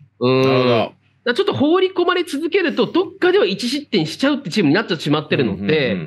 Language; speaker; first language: Japanese; native; Japanese